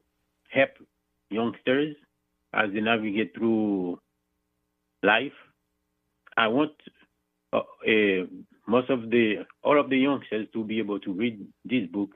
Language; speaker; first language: English; non-native, fluent; Haitian Creole